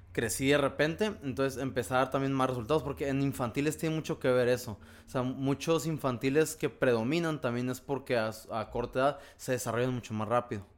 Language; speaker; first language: Spanish; native; Spanish